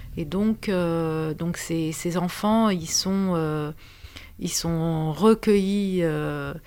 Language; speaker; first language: French; non-native, fluent; Romanian